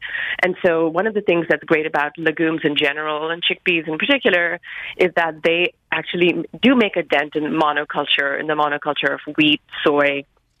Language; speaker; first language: English; non-native, local second language; Hindi